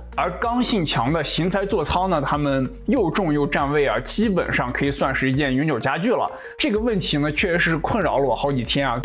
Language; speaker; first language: Chinese; native; Chinese